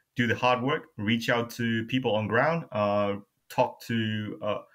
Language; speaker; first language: English; non-native, fluent; Burmese